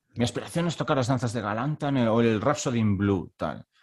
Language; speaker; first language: Spanish; native; Spanish